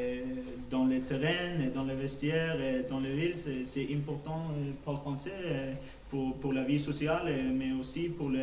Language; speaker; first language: French; non-native, learner; Norwegian